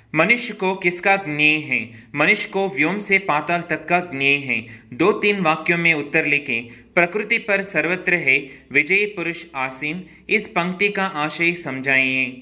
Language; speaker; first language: Hindi; non-native, local second language; Kannada